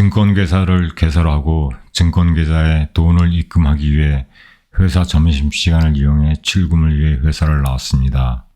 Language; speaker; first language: Korean; native; Korean